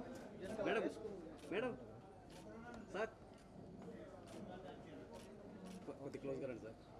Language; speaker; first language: Telugu; native; Telugu